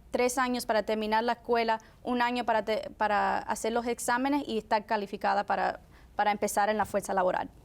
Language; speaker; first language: Spanish; early bilingual, heritage; Spanish